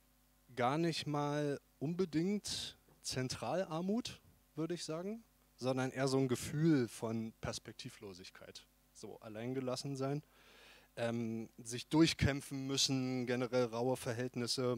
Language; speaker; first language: German; native; German